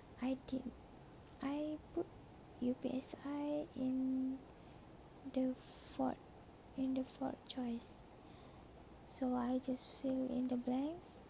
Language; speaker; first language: English; non-native, learner; Malay